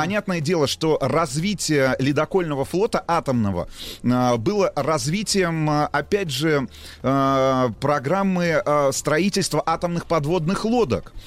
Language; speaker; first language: Russian; native; Russian